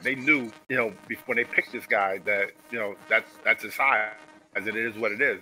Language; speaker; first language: English; native; English